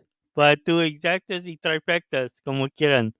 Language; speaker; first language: Spanish; early bilingual, heritage; Spanish